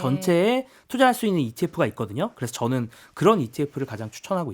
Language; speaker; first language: Korean; native; Korean